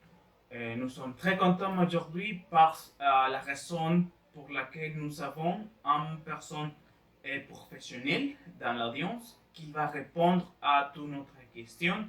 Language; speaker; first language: French; non-native, learner; Spanish